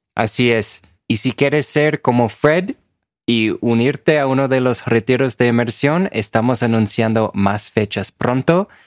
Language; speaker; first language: Spanish; non-native, fluent; English